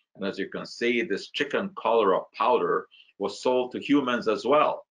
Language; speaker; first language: English; non-native, fluent; Hungarian